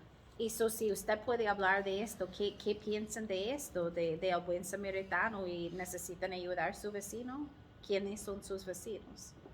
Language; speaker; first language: Spanish; non-native, learner; English